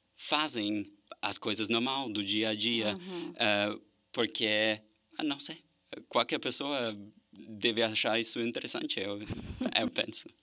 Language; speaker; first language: Portuguese; non-native, fluent; German